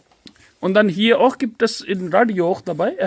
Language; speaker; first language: German; non-native, learner; Urdu